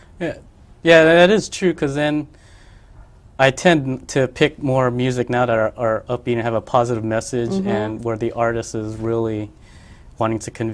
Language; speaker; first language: English; early bilingual, other home language; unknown